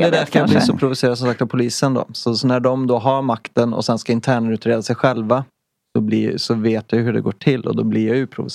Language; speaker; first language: Swedish; native; Swedish